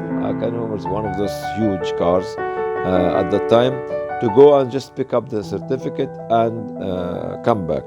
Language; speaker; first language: English; non-native, fluent; Arabic